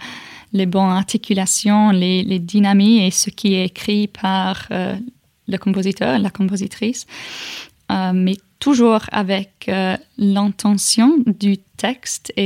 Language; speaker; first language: French; non-native, fluent; English